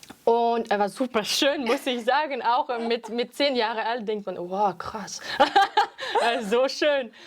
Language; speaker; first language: German; non-native, fluent; French